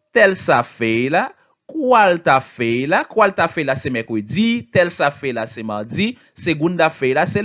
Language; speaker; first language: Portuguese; non-native, fluent; Haitian Creole